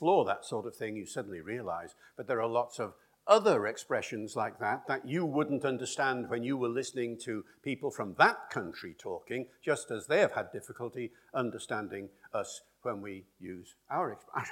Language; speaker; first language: English; native; English